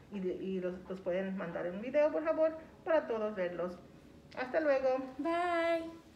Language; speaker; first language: Spanish; early bilingual, heritage; Spanish